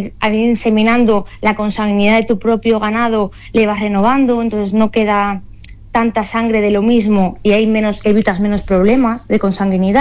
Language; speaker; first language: Spanish; native; Spanish